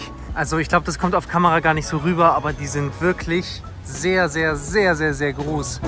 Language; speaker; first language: German; native; German